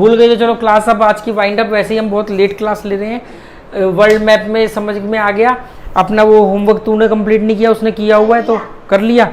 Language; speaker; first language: Hindi; native; Hindi